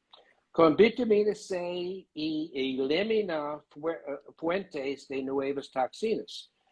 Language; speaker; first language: Spanish; non-native, learner; English